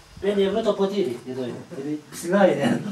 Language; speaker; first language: Greek; non-native, learner; Romanian